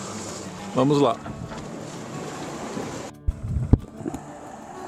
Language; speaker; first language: Portuguese; native; Portuguese